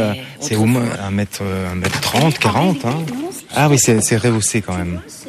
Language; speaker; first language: French; native; French